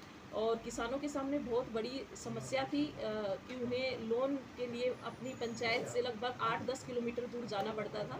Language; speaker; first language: Hindi; native; Hindi